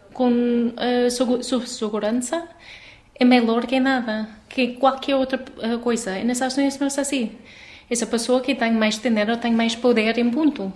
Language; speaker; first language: Portuguese; non-native, learner; English